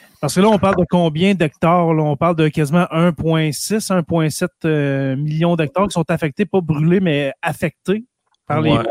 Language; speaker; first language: French; native; French